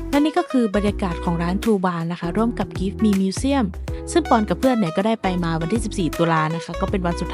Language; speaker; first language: Thai; native; Thai